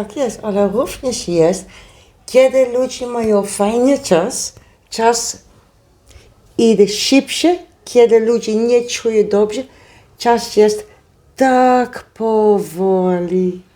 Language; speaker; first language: Polish; non-native, learner; Dutch